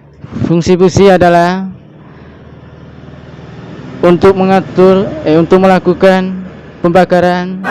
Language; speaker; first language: Indonesian; non-native, local second language; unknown